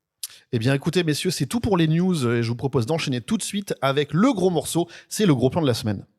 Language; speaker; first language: French; native; French